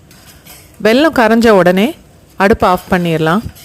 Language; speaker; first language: Tamil; native; Tamil